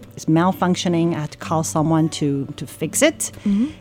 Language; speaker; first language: English; early bilingual, other home language; Chinese